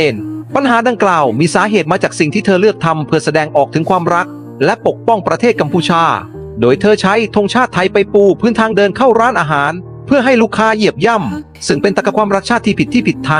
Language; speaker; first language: Thai; native; Thai